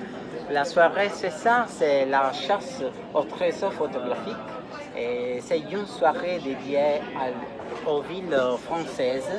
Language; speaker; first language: French; non-native, fluent; Italian